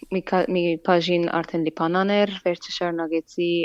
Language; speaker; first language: Armenian; native; Armenian